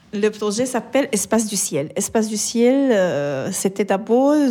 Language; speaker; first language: French; non-native, fluent; Arabic